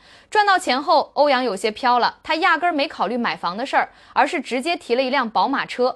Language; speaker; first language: Chinese; native; Chinese